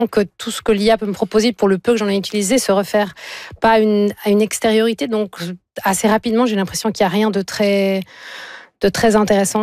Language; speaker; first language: French; native; French